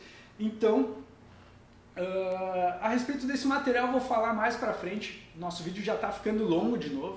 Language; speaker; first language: Portuguese; native; Portuguese